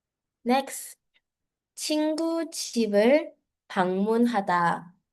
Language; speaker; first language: Korean; non-native, fluent; Filipino